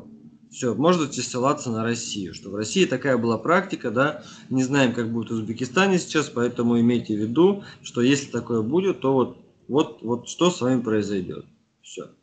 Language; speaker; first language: Russian; native; Russian